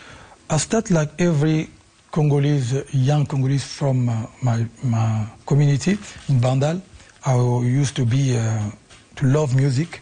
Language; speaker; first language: English; non-native, learner; Lingala